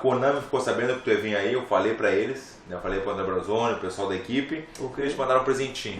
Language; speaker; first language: Portuguese; native; Portuguese